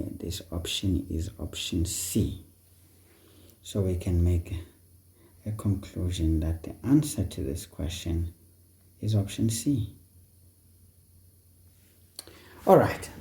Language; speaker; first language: English; non-native, local second language; Xhosa